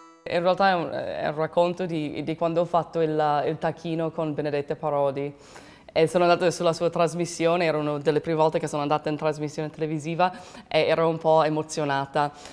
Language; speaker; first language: Italian; non-native, fluent; English